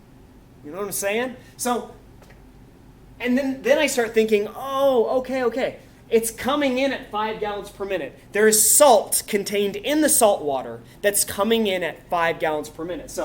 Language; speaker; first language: English; native; English